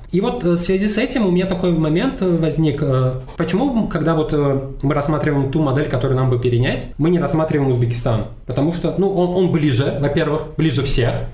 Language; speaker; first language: Russian; non-native, local second language; Tajik